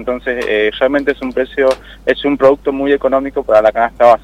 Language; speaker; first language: Spanish; native; Spanish